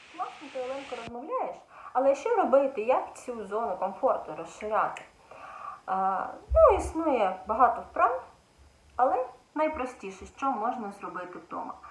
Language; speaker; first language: Ukrainian; native; Ukrainian